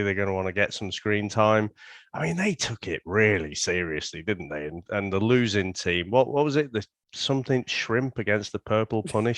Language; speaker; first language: English; native; English